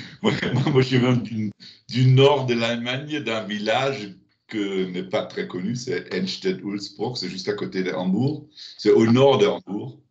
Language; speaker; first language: French; non-native, learner; German